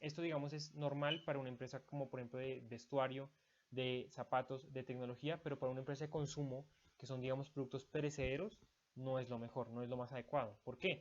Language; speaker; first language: Spanish; native; Spanish